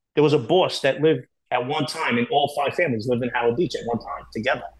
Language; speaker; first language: English; native; English